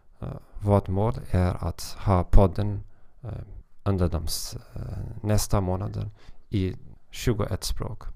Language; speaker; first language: Swedish; non-native, learner; German